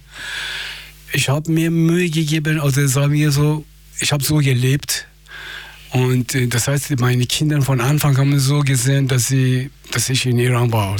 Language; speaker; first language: German; non-native, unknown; Persian